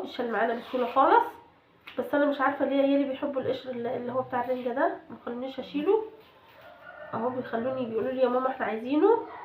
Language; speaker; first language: Arabic; native; Arabic